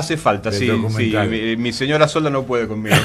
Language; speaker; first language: Spanish; native; Spanish